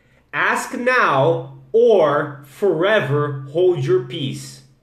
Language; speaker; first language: English; non-native, fluent; Portuguese